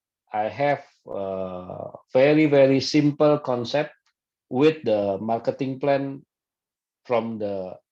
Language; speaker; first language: English; non-native, fluent; Indonesian